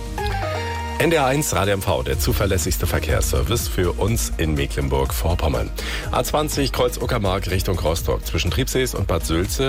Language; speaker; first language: German; native; German